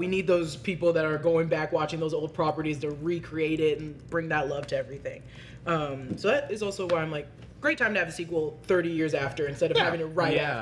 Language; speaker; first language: English; native; English